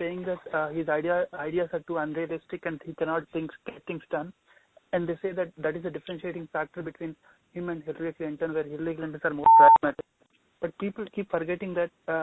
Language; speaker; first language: English; non-native, local second language; Telugu